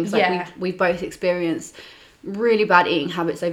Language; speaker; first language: English; native; English